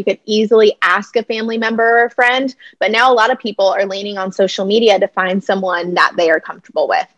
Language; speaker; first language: English; native; English